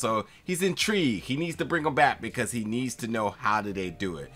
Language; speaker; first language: English; native; English